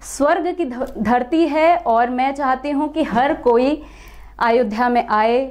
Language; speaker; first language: Hindi; native; Hindi